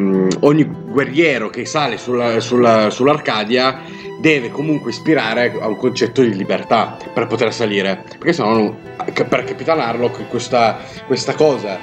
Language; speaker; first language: Italian; native; Italian